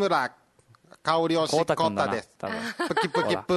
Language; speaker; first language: Japanese; native; Japanese